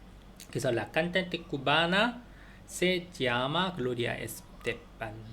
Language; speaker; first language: Spanish; non-native, learner; Korean